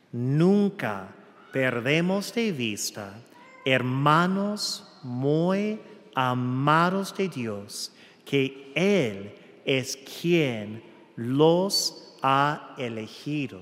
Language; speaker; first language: Spanish; non-native, fluent; English